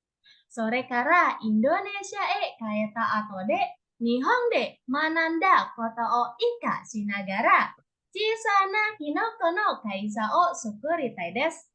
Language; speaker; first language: Japanese; non-native, learner; Indonesian